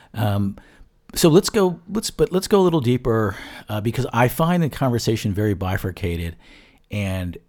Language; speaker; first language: English; native; English